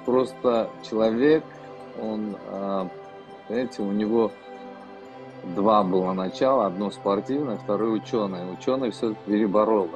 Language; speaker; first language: Russian; non-native, local second language; Tajik